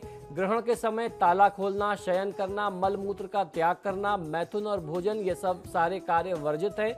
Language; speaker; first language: Hindi; native; Hindi